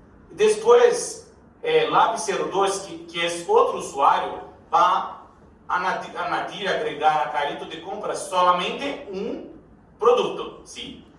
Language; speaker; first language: Spanish; non-native, learner; Portuguese